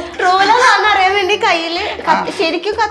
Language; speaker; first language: Malayalam; native; Malayalam